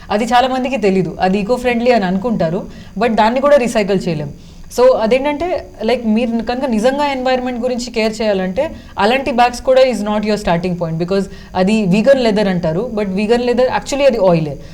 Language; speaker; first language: Telugu; early bilingual, heritage; Telugu